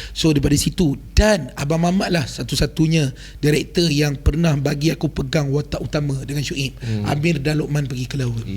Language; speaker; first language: Malay; native; Malay